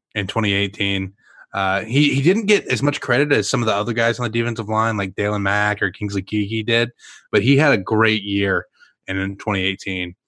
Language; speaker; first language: English; native; English